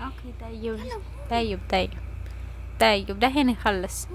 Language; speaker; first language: Arabic; non-native, learner; Amharic